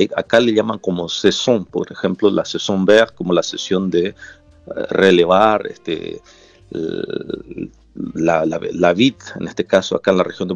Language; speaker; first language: Spanish; non-native, local second language; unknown